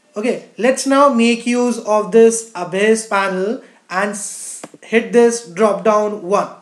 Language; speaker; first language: English; non-native, local second language; Hindi